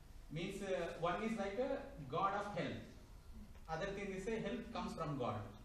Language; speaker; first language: English; non-native, local second language; Telugu